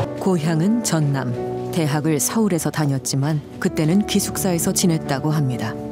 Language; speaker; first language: Korean; native; Korean